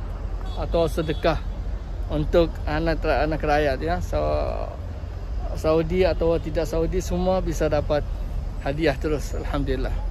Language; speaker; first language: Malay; early bilingual, heritage; Malay